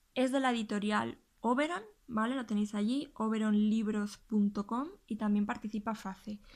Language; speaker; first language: Spanish; native; Spanish